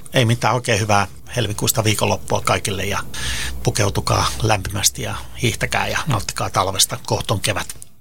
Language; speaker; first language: Finnish; native; Finnish